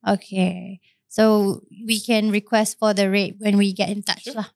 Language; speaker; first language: English; non-native, local second language; Malay